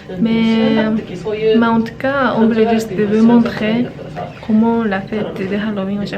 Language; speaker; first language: French; non-native, learner; Japanese